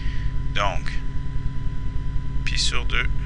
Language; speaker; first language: French; native; French